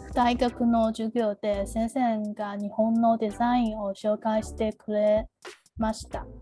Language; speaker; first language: Japanese; non-native, learner; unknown